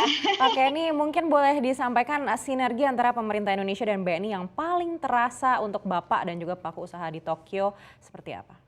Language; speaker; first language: Indonesian; native; Indonesian